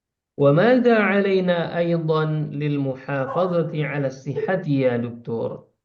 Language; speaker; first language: Arabic; non-native, fluent; Indonesian